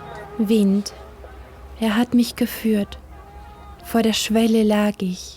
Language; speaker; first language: German; non-native, learner; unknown